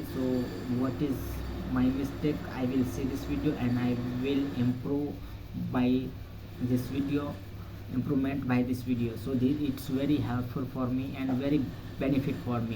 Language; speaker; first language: English; non-native, learner; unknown